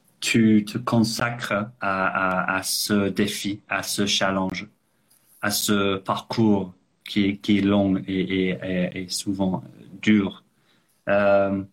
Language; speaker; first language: French; non-native, fluent; English